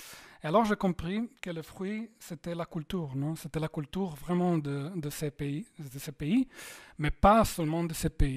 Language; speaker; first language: French; non-native, fluent; Slovenian